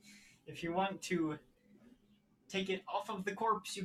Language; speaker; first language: English; native; English